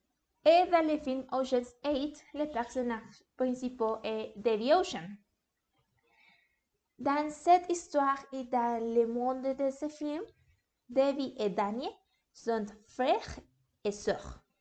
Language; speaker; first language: French; non-native, learner; English